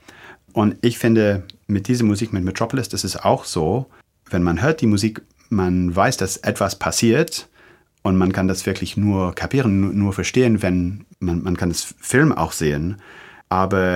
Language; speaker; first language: German; non-native, fluent; English